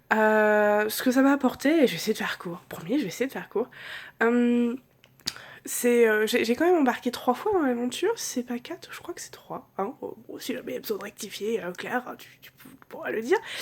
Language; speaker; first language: French; native; French